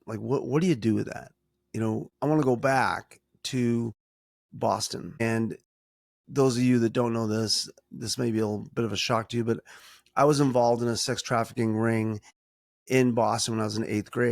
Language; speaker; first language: English; native; English